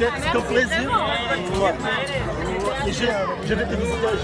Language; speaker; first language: French; non-native, fluent; Portuguese